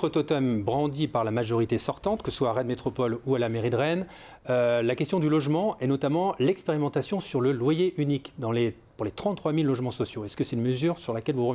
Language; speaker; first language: French; native; French